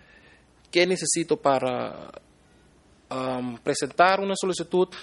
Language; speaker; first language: Spanish; non-native, fluent; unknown